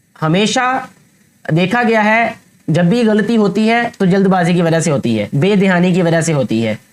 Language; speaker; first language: Urdu; non-native, local second language; Punjabi